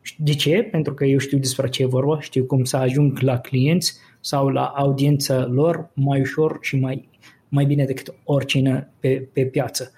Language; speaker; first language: Romanian; non-native, fluent; Arabic